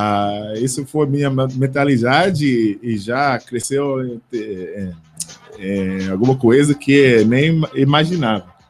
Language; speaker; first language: Portuguese; non-native, fluent; English